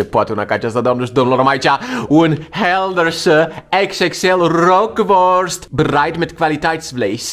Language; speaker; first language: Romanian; native; Romanian